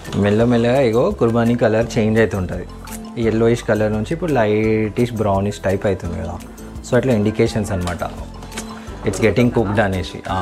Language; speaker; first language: Telugu; non-native, local second language; Urdu